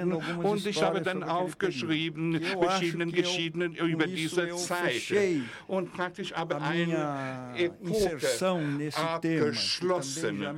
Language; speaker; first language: German; non-native, fluent; Portuguese